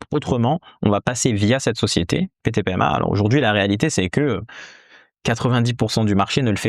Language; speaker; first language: French; native; French